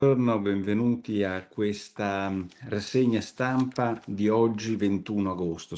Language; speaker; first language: Italian; native; Italian